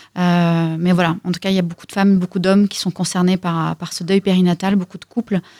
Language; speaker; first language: French; early bilingual, other home language; Russian